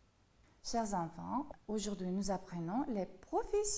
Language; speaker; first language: French; non-native, fluent; Uzbek